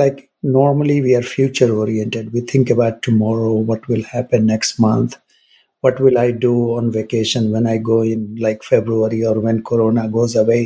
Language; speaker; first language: English; non-native, local second language; Hindi